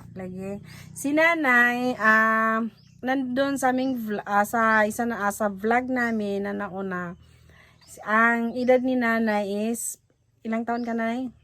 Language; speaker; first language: Filipino; non-native, local second language; Cebuano